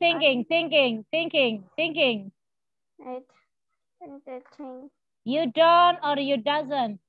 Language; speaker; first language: English; non-native, learner; Indonesian